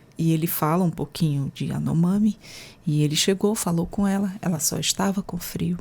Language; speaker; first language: Portuguese; native; Portuguese